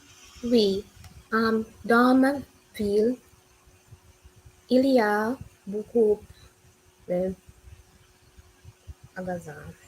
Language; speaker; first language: French; non-native, learner; English